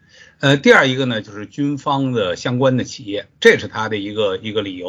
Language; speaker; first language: Chinese; native; Chinese